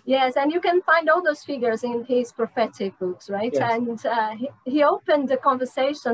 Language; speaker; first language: English; non-native, fluent; Portuguese